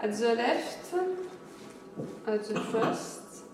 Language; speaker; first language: English; non-native, learner; French